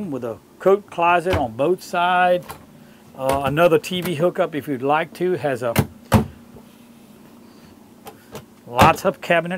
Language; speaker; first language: English; non-native, fluent; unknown